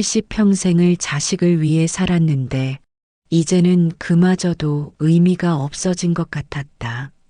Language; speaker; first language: Korean; native; Korean